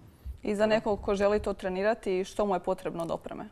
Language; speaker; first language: Croatian; native; Croatian